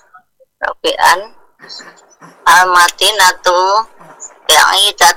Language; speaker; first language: Arabic; non-native, learner; Indonesian